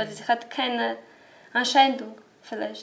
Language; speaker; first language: German; non-native, learner; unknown